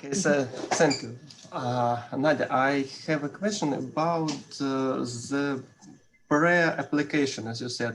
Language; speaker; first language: English; non-native, learner; Russian